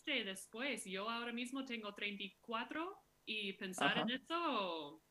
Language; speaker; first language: Spanish; non-native, fluent; English